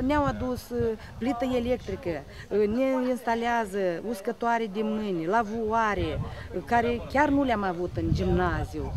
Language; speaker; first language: Romanian; native; Romanian